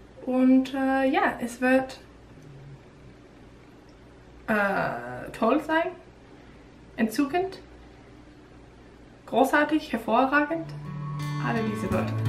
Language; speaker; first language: German; non-native, learner; English